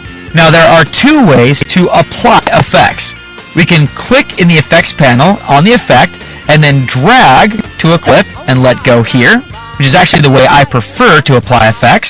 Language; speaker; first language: English; native; English